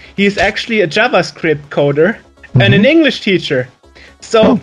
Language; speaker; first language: English; non-native, fluent; German